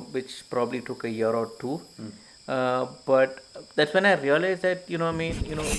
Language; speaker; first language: English; non-native, local second language; Malayalam